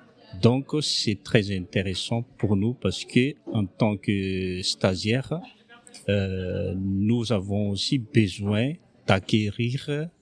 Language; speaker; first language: French; non-native, local second language; Malagasy